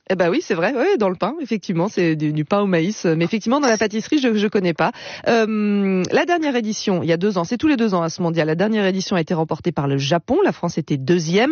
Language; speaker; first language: French; native; French